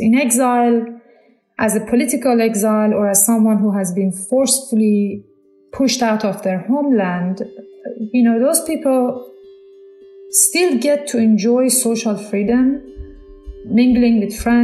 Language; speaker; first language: English; non-native, fluent; Persian